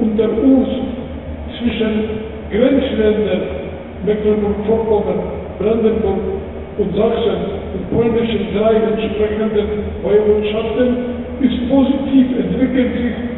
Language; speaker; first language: German; non-native, fluent; Polish